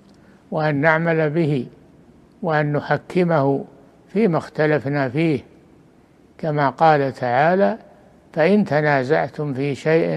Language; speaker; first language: Arabic; native; Arabic